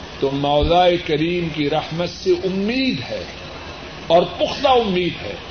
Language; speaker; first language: Urdu; non-native, local second language; Punjabi